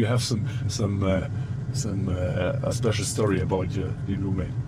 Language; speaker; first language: English; non-native, fluent; German